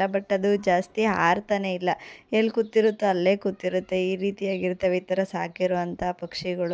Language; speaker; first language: Kannada; native; Kannada